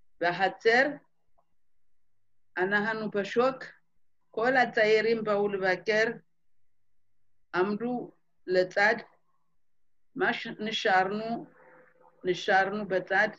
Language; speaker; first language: Hebrew; non-native, fluent; Amharic